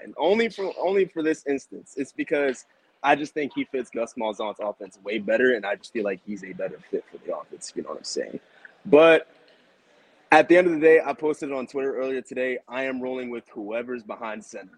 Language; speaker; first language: English; native; English